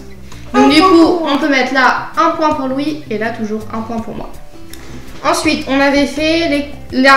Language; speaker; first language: French; native; French